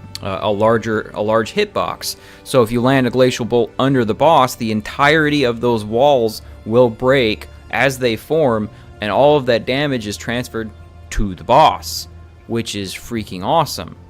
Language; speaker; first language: English; native; English